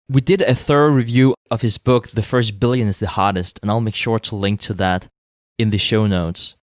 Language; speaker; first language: English; non-native, fluent; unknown